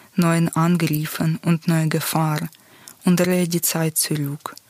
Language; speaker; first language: German; non-native, fluent; Ukrainian